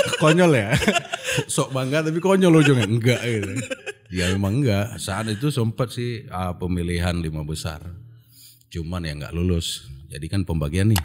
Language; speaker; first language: Indonesian; non-native, local second language; Achinese